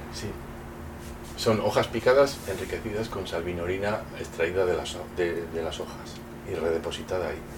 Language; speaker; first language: Spanish; native; Spanish